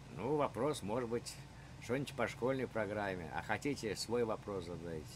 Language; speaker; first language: Russian; native; Russian